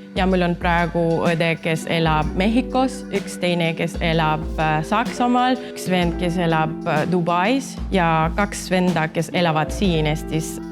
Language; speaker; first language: Estonian; non-native, learner; Spanish